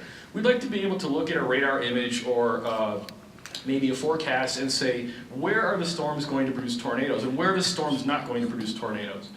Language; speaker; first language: English; native; English